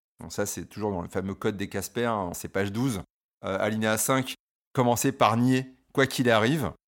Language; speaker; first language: French; native; French